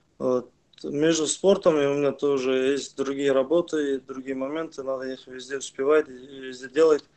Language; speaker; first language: Russian; non-native, local second language; Kazakh